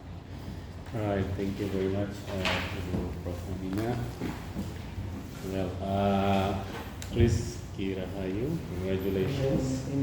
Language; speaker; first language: English; non-native, fluent; Indonesian